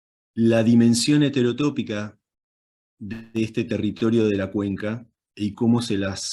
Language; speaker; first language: Spanish; native; Spanish